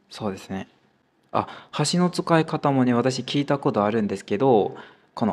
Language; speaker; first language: Japanese; non-native, fluent; Burmese